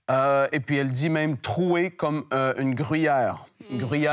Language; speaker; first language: French; native; French